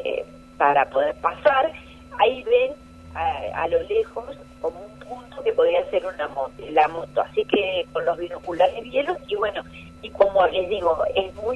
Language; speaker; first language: Spanish; native; Spanish